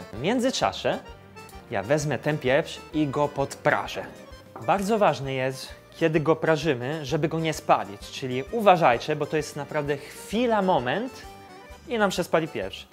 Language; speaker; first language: Polish; non-native, fluent; Italian